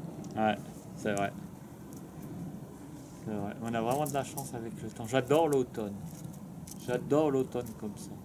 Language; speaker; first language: French; native; French